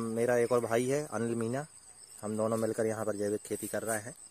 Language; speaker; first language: Hindi; native; Hindi